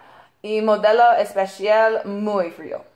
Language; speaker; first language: Spanish; non-native, learner; English